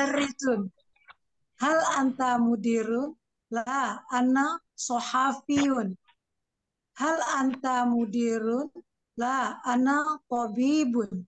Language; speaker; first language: Arabic; non-native, learner; Indonesian